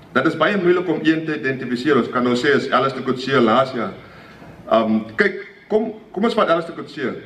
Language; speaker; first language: Afrikaans; native; Afrikaans